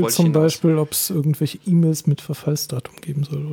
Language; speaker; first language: German; native; German